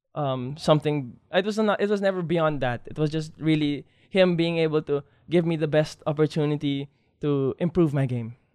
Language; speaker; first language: English; non-native, local second language; Filipino